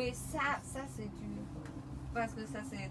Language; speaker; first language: French; non-native, learner; Chinese